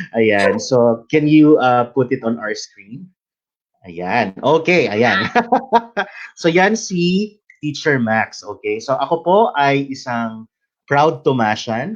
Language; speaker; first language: Filipino; native; Filipino